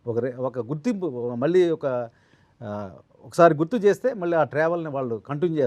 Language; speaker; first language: Telugu; native; Telugu